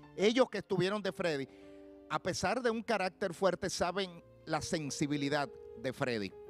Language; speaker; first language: Spanish; native; Spanish